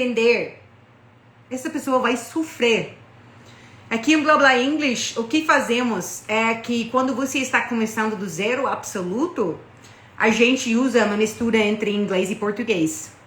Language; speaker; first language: Portuguese; non-native, fluent; English